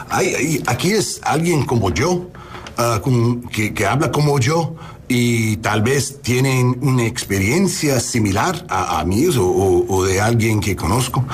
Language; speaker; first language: Spanish; non-native, learner; English